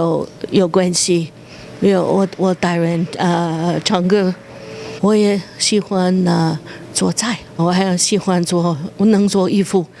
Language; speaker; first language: Chinese; non-native, fluent; English